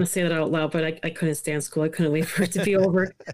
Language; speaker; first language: English; early bilingual, other home language; Italian